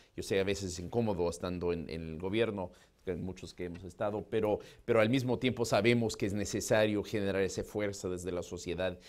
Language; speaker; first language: Spanish; non-native, fluent; English